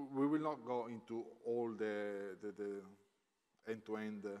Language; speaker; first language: English; non-native, fluent; Italian